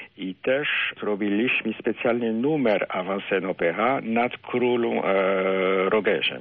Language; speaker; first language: Polish; non-native, fluent; French